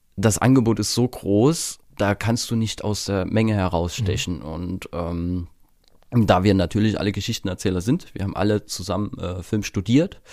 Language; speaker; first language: German; native; German